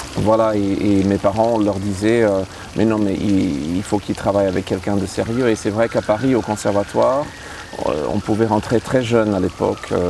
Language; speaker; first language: French; early bilingual, other home language; English